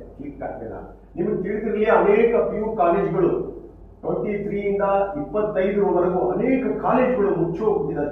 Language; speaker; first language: Kannada; native; Kannada